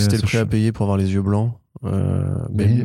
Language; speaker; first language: French; native; French